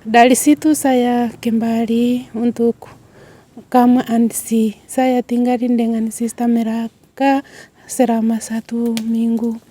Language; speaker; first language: Indonesian; non-native, learner; Swahili